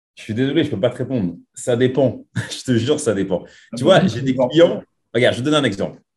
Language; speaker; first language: French; native; French